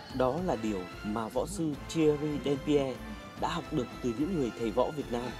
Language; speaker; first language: Vietnamese; native; Vietnamese